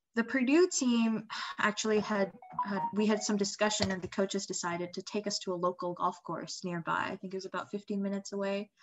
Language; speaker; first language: English; non-native, fluent; Indonesian